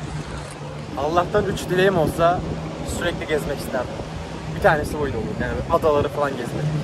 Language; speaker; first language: Turkish; native; Turkish